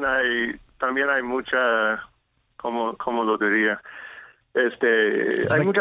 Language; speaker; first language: Spanish; non-native, fluent; English